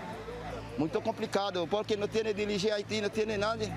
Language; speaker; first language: Portuguese; non-native, learner; Haitian Creole